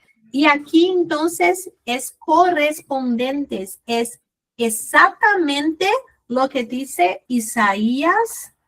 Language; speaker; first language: Spanish; non-native, fluent; Portuguese